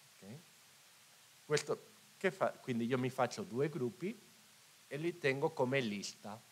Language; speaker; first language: Italian; non-native, fluent; Spanish